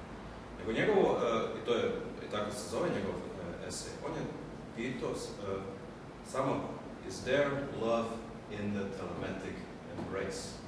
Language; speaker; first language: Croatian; early bilingual, heritage; German